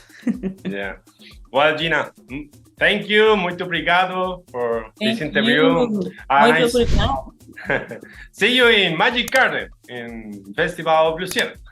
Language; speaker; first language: English; non-native, learner; Spanish